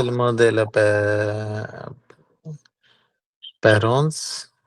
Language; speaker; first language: French; non-native, learner; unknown